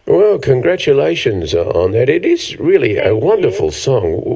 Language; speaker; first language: English; early bilingual, other home language; Italian